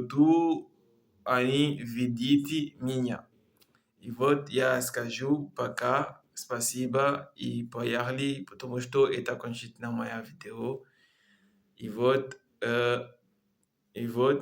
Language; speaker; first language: Russian; non-native, learner; Comorian